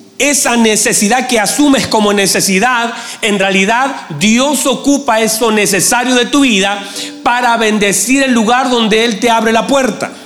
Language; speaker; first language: Spanish; native; Spanish